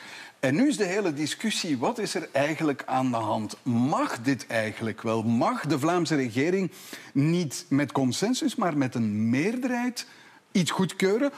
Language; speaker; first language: Dutch; native; Dutch